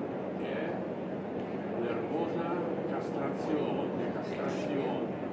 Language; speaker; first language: Italian; non-native, learner; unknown